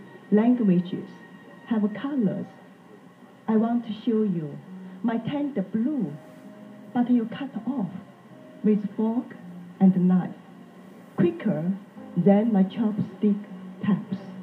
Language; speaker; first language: English; non-native, fluent; Chinese